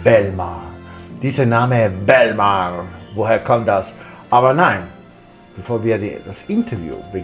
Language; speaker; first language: German; non-native, fluent; Spanish